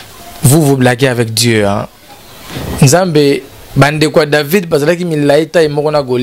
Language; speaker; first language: French; non-native, local second language; Lingala